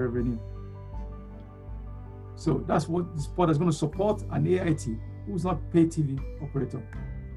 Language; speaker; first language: English; non-native, local second language; Yoruba